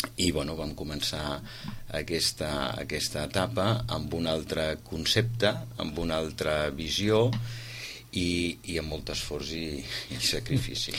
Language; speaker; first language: Catalan; native; Catalan